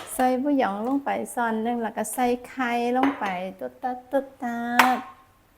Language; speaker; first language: Thai; non-native, local second language; Northeastern Thai